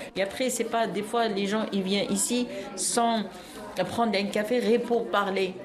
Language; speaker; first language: French; non-native, local second language; Arabic